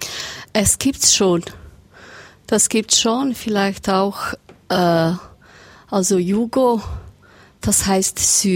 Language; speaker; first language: German; non-native, learner; Serbian